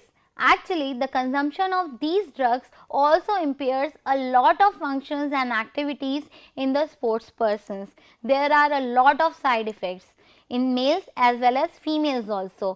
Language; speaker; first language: English; non-native, local second language; Hindi